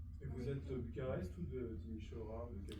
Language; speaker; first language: French; native; French